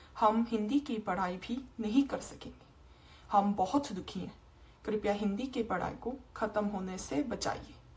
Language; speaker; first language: Hindi; non-native, learner; Korean